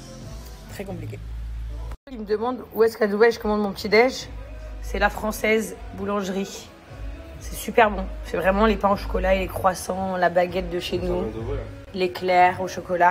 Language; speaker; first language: French; native; French